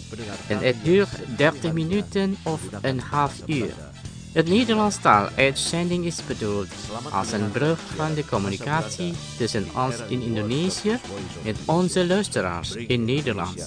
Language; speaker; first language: Dutch; non-native, learner; Indonesian